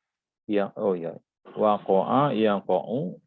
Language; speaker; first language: Arabic; non-native, learner; Indonesian